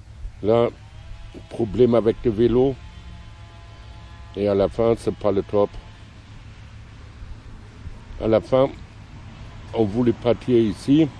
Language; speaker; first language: French; non-native, fluent; German